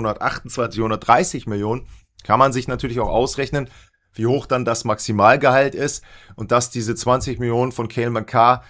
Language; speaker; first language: German; native; German